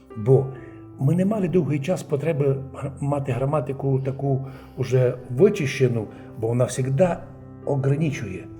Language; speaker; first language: Ukrainian; native; Ukrainian